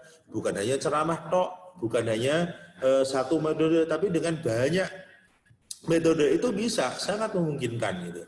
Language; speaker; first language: Indonesian; non-native, local second language; Javanese